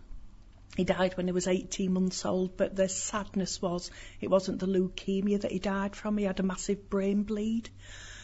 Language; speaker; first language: English; native; English